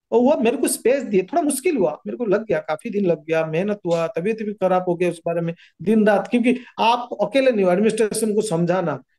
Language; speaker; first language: Hindi; non-native, local second language; Odia